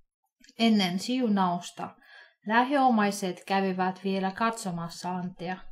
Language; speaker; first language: Finnish; non-native, fluent; Russian